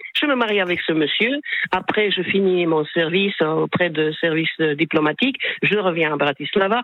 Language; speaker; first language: French; non-native, fluent; Slovak